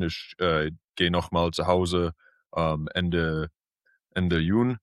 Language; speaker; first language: German; early bilingual, heritage; English